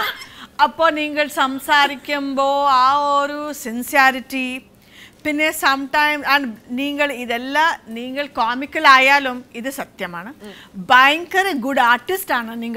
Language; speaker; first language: Malayalam; non-native, fluent; Kannada